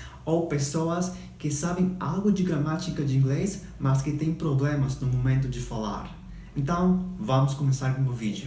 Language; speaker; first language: Portuguese; non-native, fluent; Spanish